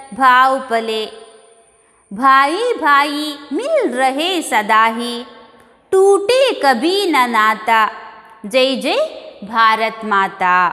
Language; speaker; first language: Hindi; non-native, local second language; Kannada